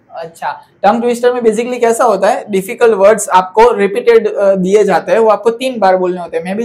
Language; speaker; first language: Hindi; non-native, local second language; Gujarati